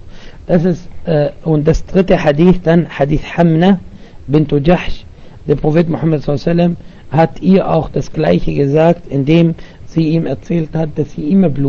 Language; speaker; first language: German; non-native, learner; Arabic